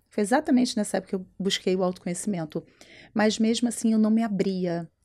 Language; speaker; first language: Portuguese; native; Portuguese